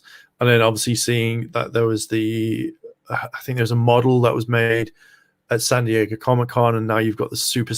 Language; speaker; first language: English; native; English